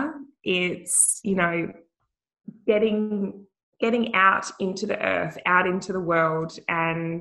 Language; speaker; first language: English; native; English